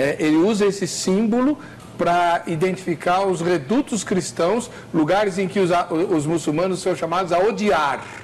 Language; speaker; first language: Portuguese; native; Portuguese